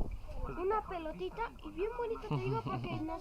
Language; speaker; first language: Spanish; native; Spanish